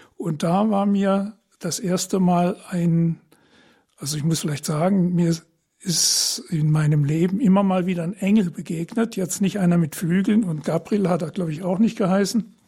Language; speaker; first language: German; native; German